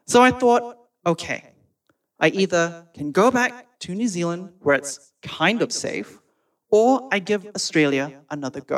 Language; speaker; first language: English; native; English